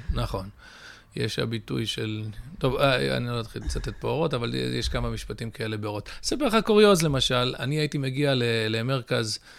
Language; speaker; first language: Hebrew; early bilingual, other home language; English